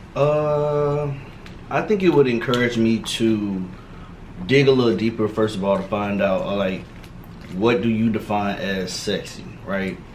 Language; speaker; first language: English; native; English